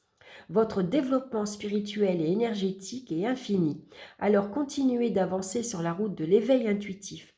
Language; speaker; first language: French; native; French